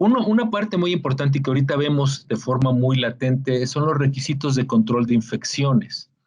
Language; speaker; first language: Spanish; native; Spanish